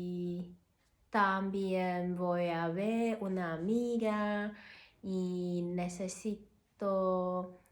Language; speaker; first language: Spanish; non-native, learner; Cantonese